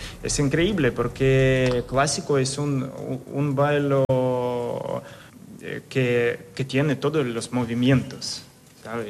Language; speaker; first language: Spanish; non-native, fluent; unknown